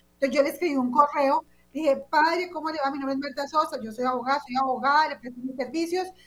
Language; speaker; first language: Spanish; native; Spanish